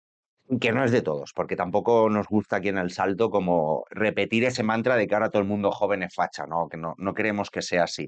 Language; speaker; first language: Spanish; native; Spanish